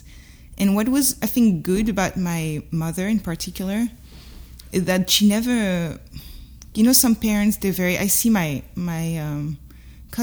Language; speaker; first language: English; non-native, fluent; French